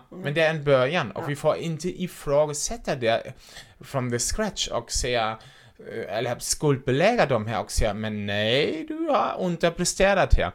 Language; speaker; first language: Swedish; non-native, fluent; German